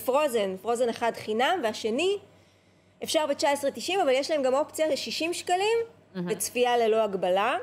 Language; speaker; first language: Hebrew; native; Hebrew